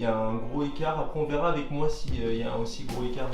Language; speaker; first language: French; native; French